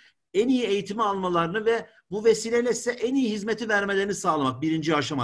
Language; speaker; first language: Turkish; native; Turkish